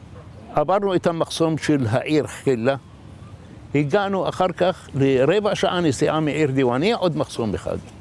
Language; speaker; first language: Hebrew; non-native, fluent; Arabic